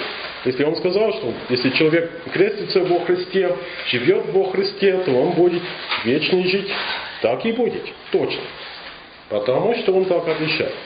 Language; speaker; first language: Russian; non-native, fluent; English